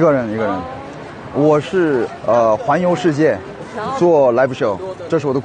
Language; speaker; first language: Chinese; non-native, fluent; Korean